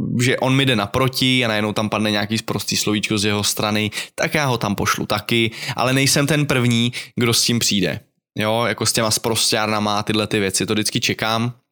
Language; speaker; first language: Czech; native; Czech